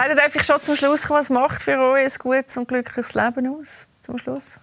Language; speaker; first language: German; native; German